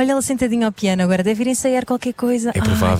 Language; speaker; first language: Portuguese; native; Portuguese